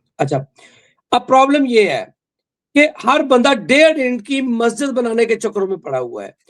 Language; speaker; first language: Urdu; non-native, local second language; Punjabi